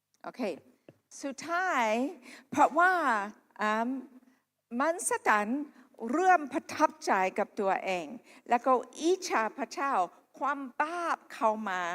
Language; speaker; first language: Thai; non-native, local second language; Akha